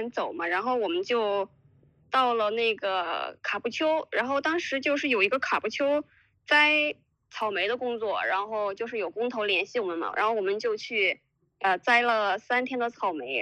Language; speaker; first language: Chinese; native; Chinese